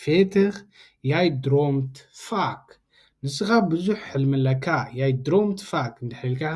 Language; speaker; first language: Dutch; non-native, learner; Tigrinya